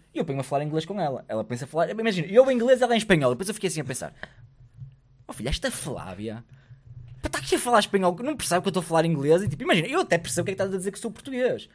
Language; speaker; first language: Portuguese; native; Portuguese